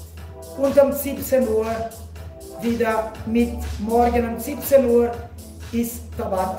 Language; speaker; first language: German; non-native, learner; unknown